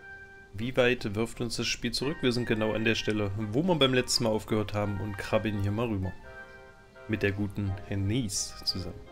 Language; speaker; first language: German; native; German